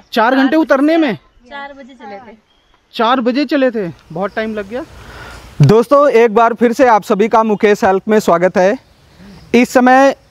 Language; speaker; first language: Hindi; native; Hindi